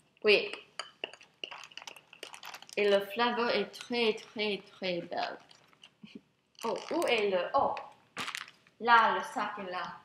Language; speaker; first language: French; non-native, learner; English